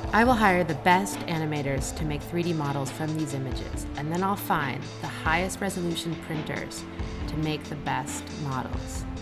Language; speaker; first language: English; native; English